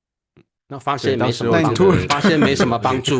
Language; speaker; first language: Chinese; native; Chinese